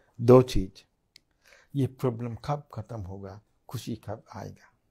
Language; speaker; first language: Hindi; non-native, fluent; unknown